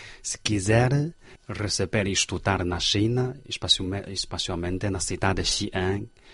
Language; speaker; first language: Portuguese; non-native, fluent; Chinese